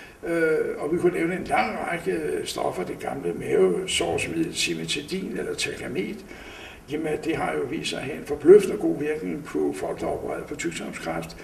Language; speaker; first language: Danish; native; Danish